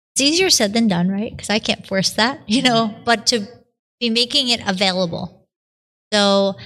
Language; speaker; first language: English; native; English